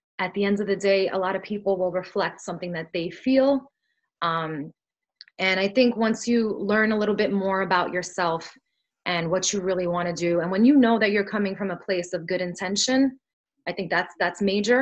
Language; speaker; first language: English; early bilingual, other home language; Spanish